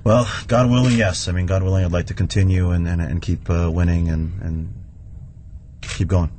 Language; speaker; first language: English; early bilingual, other home language; Russian